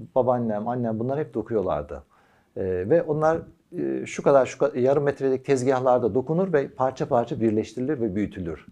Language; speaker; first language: Turkish; native; Turkish